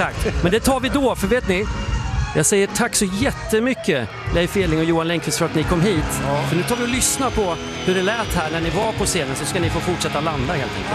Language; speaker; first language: Swedish; native; Swedish